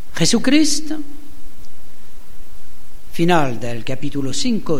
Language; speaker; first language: Spanish; non-native, learner; German